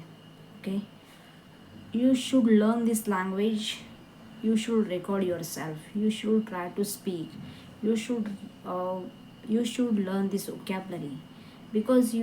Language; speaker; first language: English; non-native, learner; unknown